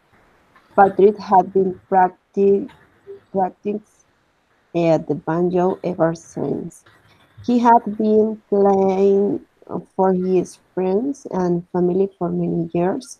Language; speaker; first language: English; non-native, learner; Spanish